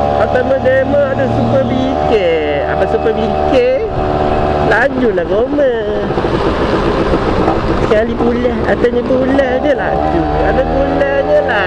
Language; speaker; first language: Malay; native; Malay